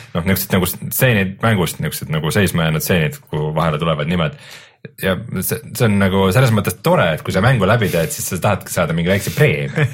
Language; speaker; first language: Estonian; native; Estonian